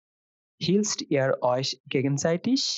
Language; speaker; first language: German; non-native, fluent; Bangla